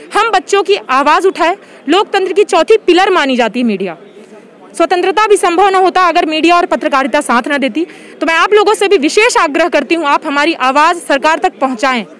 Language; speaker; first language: Hindi; native; Hindi